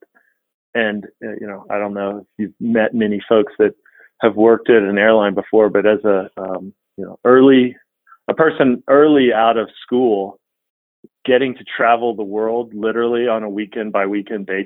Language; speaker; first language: English; native; English